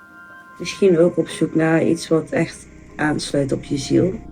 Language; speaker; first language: Dutch; native; Dutch